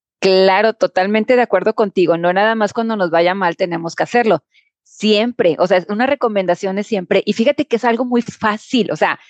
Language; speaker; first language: Spanish; native; Spanish